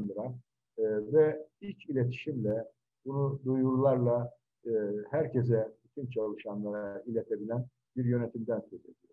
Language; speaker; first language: Turkish; native; Turkish